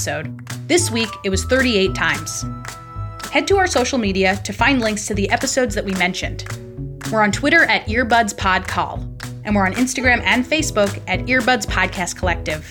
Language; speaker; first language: English; native; English